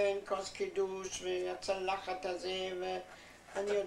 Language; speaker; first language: Hebrew; non-native, fluent; German